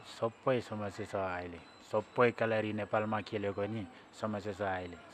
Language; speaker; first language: Nepali; non-native, learner; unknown